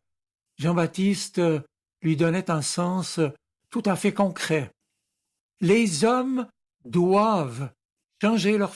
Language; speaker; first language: French; native; French